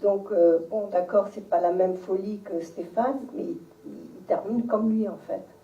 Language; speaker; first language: French; native; French